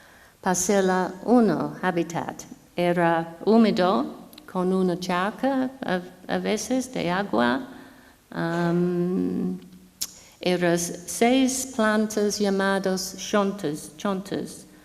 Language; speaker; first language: Spanish; non-native, fluent; English